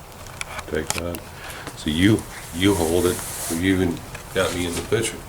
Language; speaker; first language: English; native; English